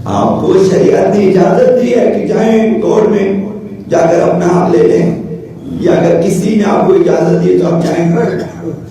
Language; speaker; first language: Urdu; non-native, local second language; Balti